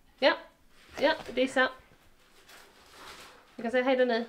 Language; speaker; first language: Swedish; native; Swedish